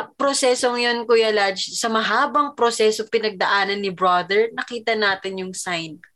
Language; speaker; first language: Filipino; native; Filipino